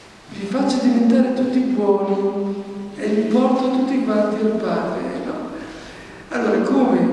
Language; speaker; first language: Italian; native; Italian